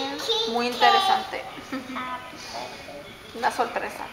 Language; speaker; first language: Spanish; native; Spanish